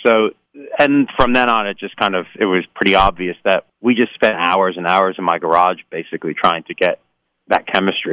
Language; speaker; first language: English; native; English